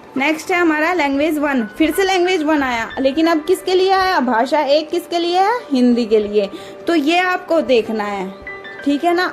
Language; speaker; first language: Hindi; native; Hindi